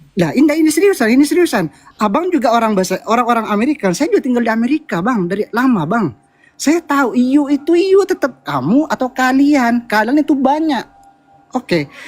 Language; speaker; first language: Indonesian; non-native, local second language; Madurese